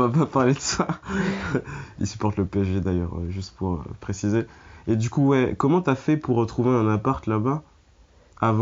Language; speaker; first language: French; native; French